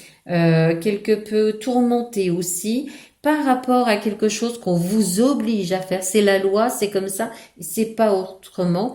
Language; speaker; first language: French; native; French